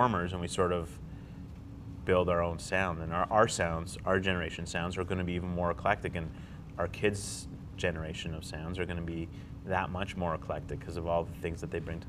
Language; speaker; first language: English; native; English